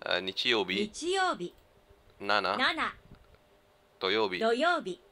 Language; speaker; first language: Japanese; non-native, learner; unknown